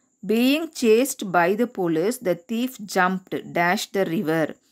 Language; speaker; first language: English; non-native, local second language; Tamil